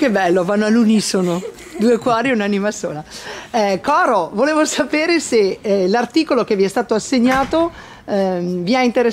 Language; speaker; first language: Italian; native; Italian